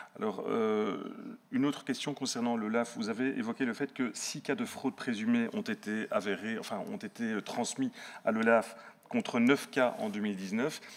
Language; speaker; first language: French; native; French